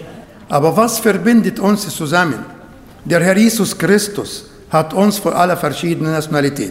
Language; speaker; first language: German; non-native, learner; Arabic